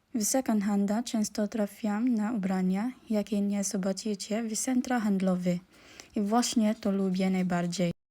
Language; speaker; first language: Polish; non-native, learner; Filipino